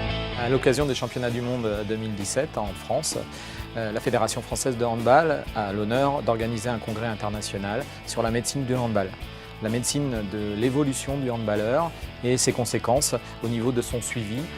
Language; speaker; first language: French; native; French